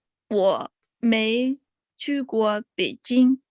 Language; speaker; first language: Chinese; non-native, learner; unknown